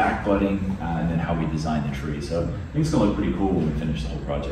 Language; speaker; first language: English; native; English